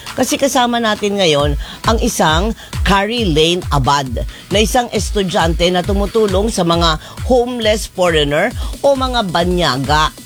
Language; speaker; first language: Filipino; native; Filipino